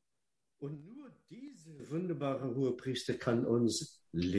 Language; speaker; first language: German; non-native, fluent; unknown